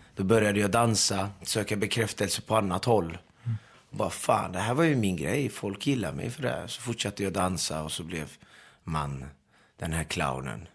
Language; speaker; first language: Swedish; early bilingual, other home language; Persian